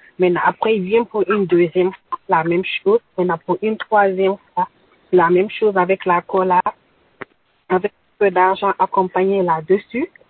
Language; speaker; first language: French; non-native, local second language; Bambara